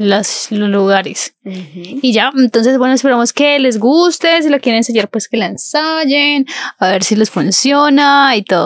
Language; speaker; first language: Spanish; native; Spanish